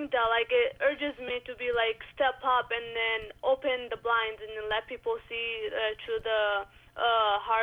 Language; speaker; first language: English; early bilingual, other home language; Rohingya